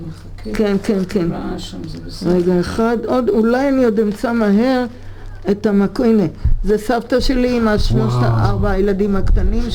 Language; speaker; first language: Hebrew; early bilingual, other home language; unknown